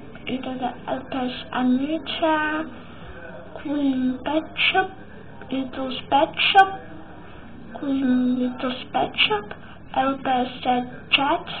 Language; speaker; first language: Russian; early bilingual, heritage; Russian